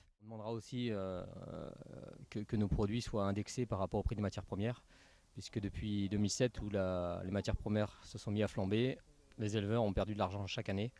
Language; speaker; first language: French; native; French